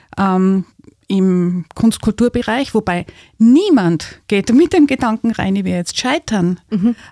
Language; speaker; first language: German; native; German